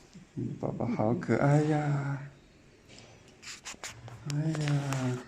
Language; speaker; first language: Chinese; native; Chinese